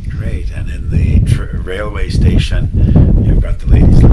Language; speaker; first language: English; native; English